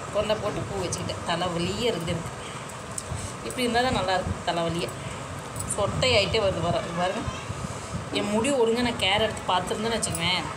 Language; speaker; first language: Tamil; non-native, local second language; Telugu